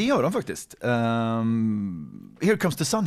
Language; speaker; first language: Swedish; native; Swedish